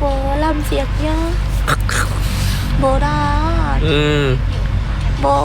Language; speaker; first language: Vietnamese; non-native, learner; Indonesian